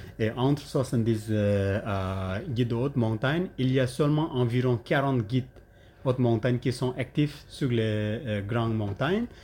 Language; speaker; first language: French; non-native, learner; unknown